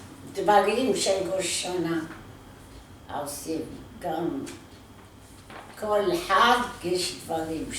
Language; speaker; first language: Hebrew; non-native, learner; Arabic